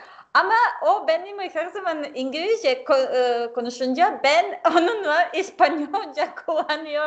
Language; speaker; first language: Turkish; non-native, fluent; Serbian